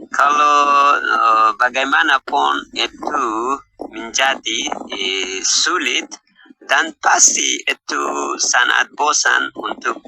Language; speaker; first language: Indonesian; non-native, learner; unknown